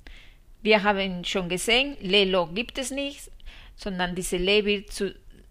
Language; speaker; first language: German; non-native, fluent; Spanish